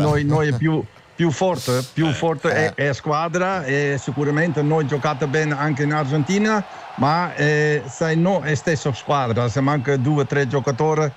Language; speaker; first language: Italian; non-native, learner; Dutch